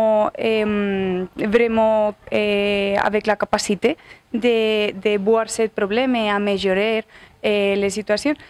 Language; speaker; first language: French; non-native, learner; Spanish